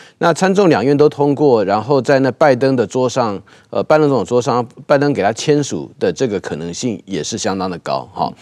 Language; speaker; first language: Chinese; native; Chinese